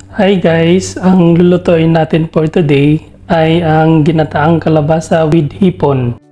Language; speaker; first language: Filipino; non-native, local second language; Bikol